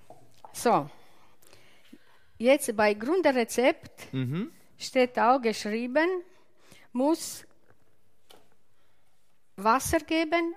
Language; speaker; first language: German; non-native, learner; Italian